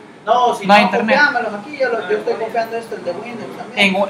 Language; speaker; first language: Spanish; native; Spanish